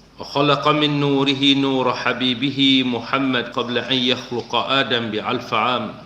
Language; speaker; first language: Arabic; non-native, fluent; Malay